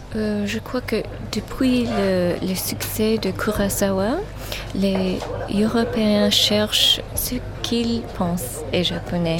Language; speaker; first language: French; non-native, fluent; English